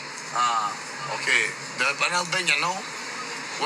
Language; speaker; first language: English; non-native, learner; Albanian